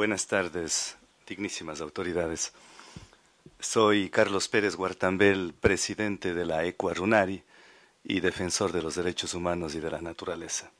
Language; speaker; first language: Spanish; native; Spanish